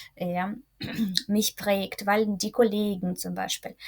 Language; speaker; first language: German; non-native, fluent; Ukrainian